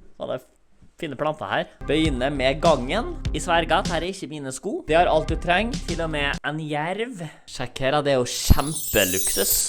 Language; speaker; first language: Norwegian; native; Norwegian